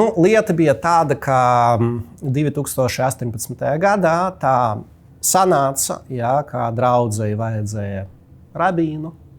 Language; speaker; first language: Latvian; non-native, local second language; Russian